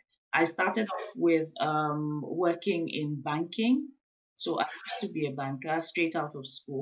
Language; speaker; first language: English; non-native, local second language; Igbo